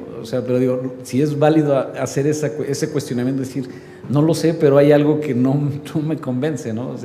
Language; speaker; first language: Spanish; native; Spanish